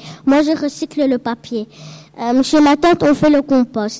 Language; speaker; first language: French; non-native, local second language; Arabic